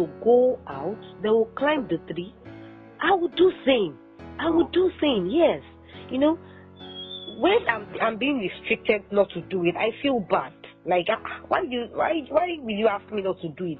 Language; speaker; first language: English; non-native, local second language; Yoruba